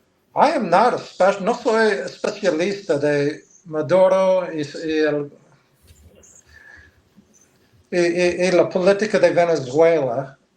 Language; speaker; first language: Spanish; non-native, learner; English